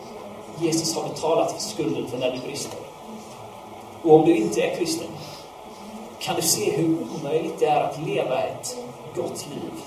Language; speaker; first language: Swedish; non-native, fluent; English